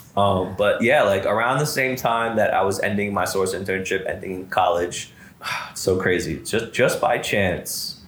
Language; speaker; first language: English; native; English